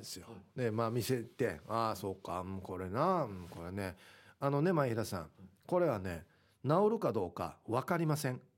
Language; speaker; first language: Japanese; native; Japanese